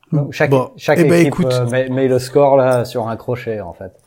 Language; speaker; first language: French; non-native, fluent; English